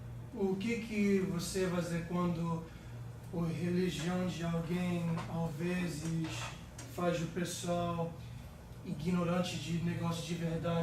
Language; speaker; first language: Portuguese; early bilingual, heritage; English